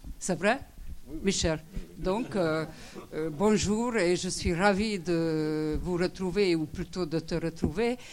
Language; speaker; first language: French; non-native, fluent; Hungarian